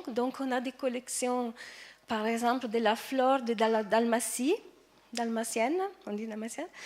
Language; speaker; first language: French; non-native, fluent; Italian